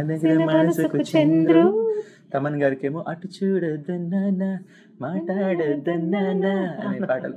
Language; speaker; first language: Telugu; native; Telugu